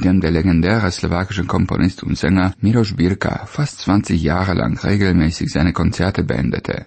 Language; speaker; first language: German; native; German